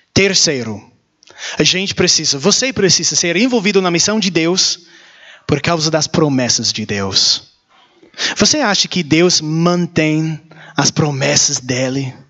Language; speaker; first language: Portuguese; non-native, learner; English